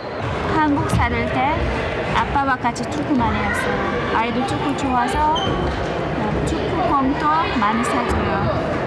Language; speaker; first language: Korean; non-native, learner; Hungarian